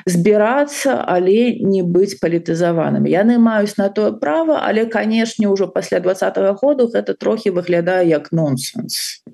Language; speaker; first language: Belarusian; non-native, local second language; Russian